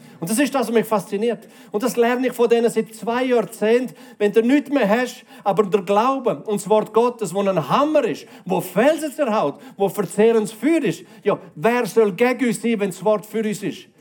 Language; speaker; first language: German; native; German